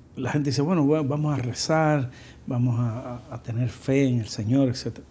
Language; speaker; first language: Spanish; native; Spanish